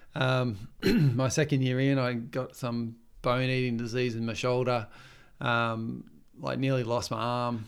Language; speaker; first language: English; native; English